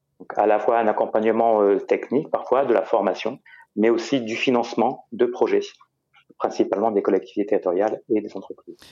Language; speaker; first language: French; native; French